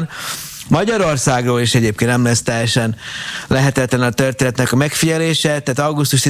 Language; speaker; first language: Hungarian; native; Hungarian